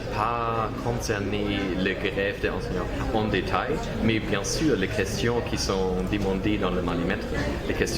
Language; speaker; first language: French; non-native, learner; German